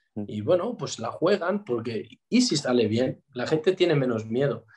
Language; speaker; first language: Spanish; native; Spanish